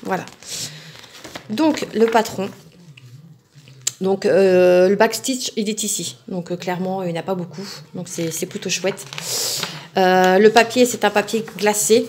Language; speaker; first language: French; native; French